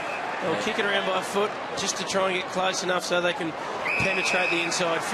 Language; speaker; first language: English; native; English